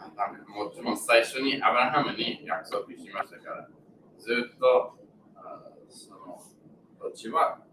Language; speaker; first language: Japanese; non-native, learner; English